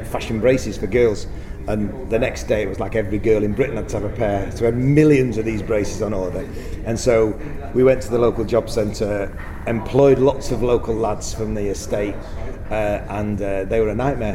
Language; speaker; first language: English; native; English